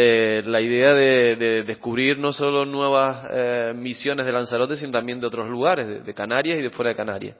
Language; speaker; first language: Spanish; native; Spanish